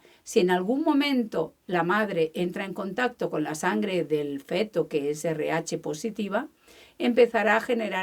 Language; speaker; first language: Spanish; native; Spanish